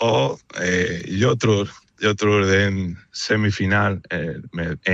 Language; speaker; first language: Swedish; non-native, learner; Spanish